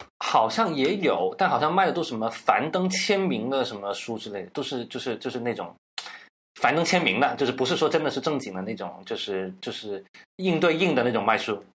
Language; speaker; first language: Chinese; non-native, local second language; Cantonese